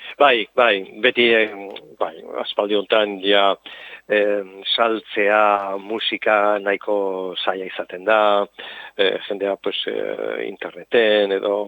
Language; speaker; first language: Basque; non-native, local second language; Spanish